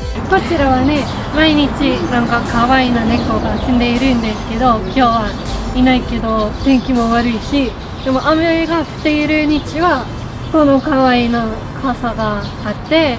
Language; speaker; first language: Japanese; non-native, learner; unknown